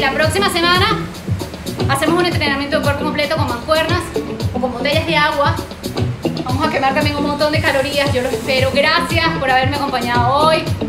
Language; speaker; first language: Spanish; native; Spanish